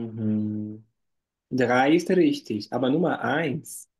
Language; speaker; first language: German; non-native, fluent; Portuguese